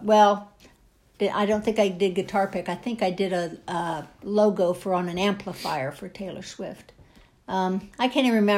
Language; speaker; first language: English; native; English